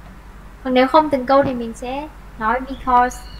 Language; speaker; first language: Vietnamese; native; Vietnamese